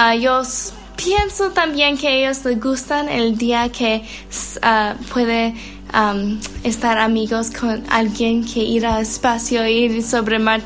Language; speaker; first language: Spanish; non-native, learner; English